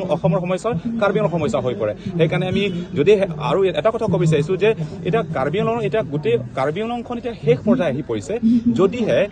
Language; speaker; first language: Assamese; non-native, local second language; Karbi